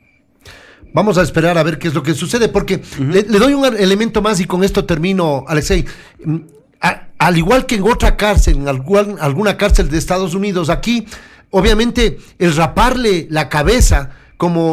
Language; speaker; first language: Spanish; native; Spanish